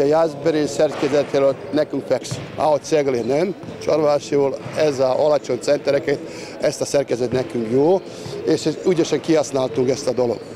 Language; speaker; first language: Hungarian; non-native, learner; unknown